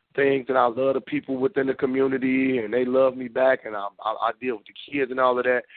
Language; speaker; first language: English; native; English